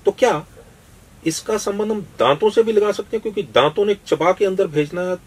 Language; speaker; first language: Hindi; non-native, local second language; Punjabi